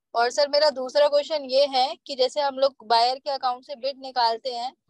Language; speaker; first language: Hindi; native; Hindi